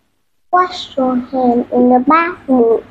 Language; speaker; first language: English; non-native, learner; Vietnamese